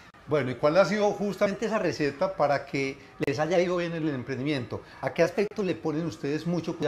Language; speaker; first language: Spanish; native; Spanish